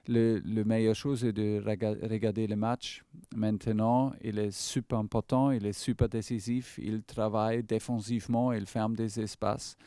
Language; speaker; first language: French; non-native, fluent; German